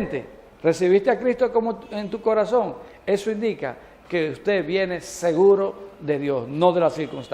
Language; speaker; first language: Spanish; native; Spanish